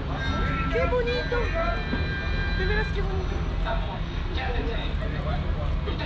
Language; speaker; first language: Spanish; non-native, learner; Japanese